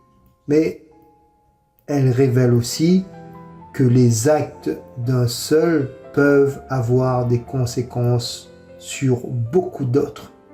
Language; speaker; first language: French; native; French